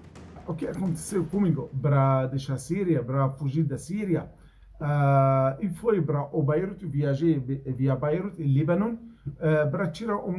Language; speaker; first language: Portuguese; non-native, learner; Arabic